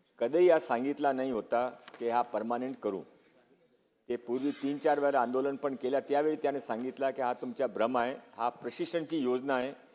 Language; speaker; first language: Marathi; non-native, local second language; Hindi